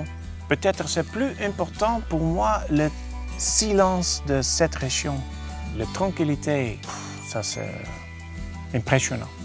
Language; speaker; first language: French; non-native, learner; Dutch